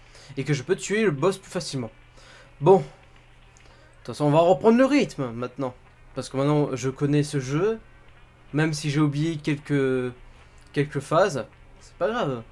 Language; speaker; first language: French; native; French